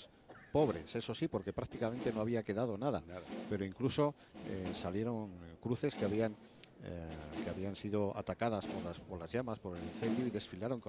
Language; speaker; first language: Spanish; native; Spanish